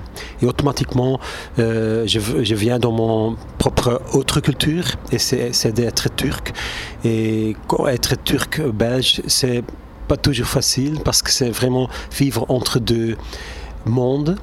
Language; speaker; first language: French; non-native, local second language; Turkish